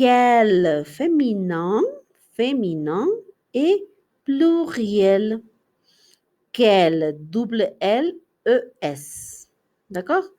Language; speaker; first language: French; non-native, fluent; Spanish